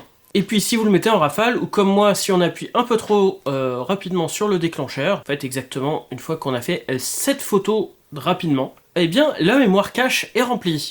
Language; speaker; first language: French; native; French